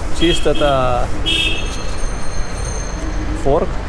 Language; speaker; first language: Russian; non-native, learner; Hindi